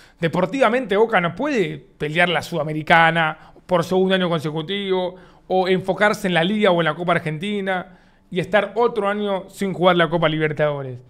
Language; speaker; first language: Spanish; native; Spanish